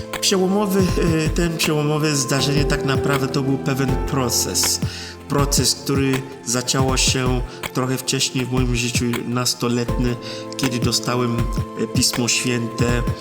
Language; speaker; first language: Polish; non-native, fluent; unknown